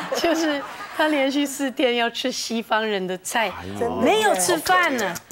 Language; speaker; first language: Chinese; non-native, fluent; English